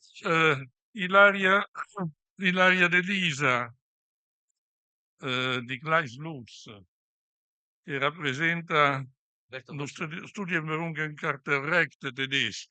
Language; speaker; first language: Italian; native; Italian